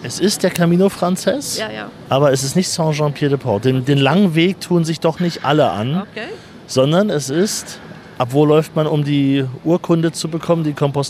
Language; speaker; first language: German; native; German